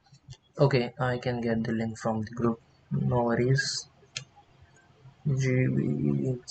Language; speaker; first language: English; non-native, local second language; Hindi